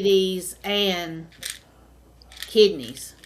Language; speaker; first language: English; native; English